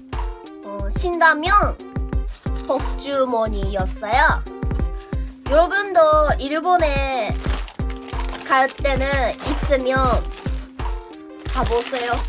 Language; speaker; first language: Korean; non-native, learner; Japanese